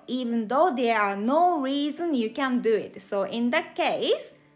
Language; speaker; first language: English; non-native, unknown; Japanese